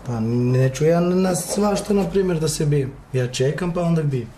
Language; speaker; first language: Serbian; non-native, local second language; Romany